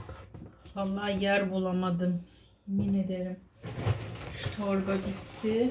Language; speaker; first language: Turkish; native; Turkish